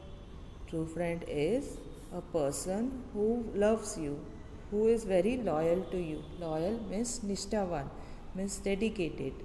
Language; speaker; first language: English; non-native, local second language; Hindi